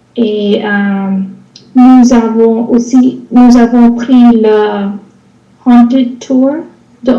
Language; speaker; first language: French; non-native, learner; English